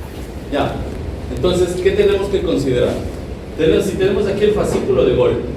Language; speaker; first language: Spanish; native; Spanish